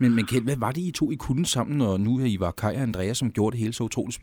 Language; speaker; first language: Danish; native; Danish